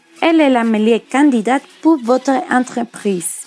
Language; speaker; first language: French; non-native, learner; Spanish